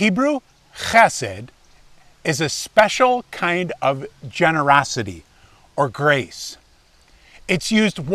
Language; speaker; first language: English; native; English